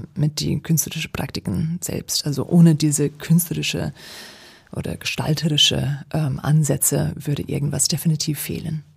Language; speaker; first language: German; non-native, fluent; English